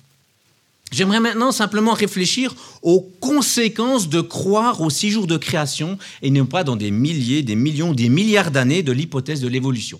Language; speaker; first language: French; native; French